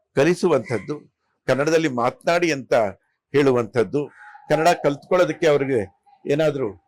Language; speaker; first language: Kannada; non-native, local second language; Telugu